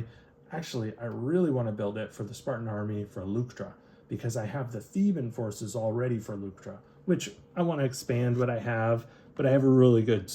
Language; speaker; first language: English; native; English